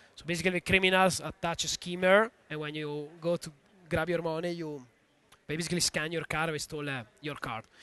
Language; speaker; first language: English; non-native, fluent; Italian